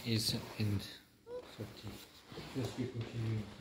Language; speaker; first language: English; non-native, learner; French